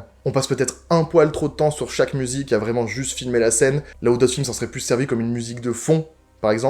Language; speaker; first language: French; native; French